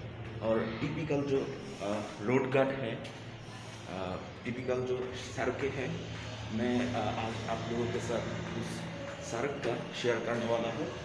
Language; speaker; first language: Hindi; non-native, learner; Bangla